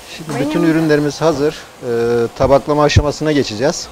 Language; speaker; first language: Turkish; native; Turkish